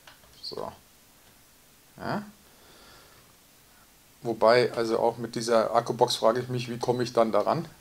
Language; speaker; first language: German; native; German